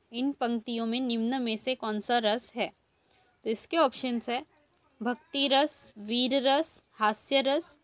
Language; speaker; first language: Hindi; native; Hindi